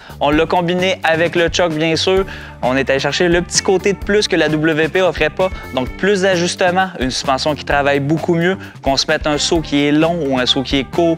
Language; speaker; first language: French; native; French